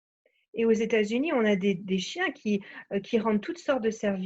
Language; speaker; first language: French; native; French